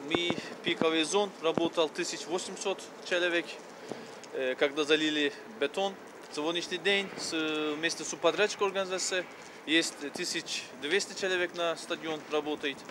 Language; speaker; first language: Russian; non-native, learner; Turkish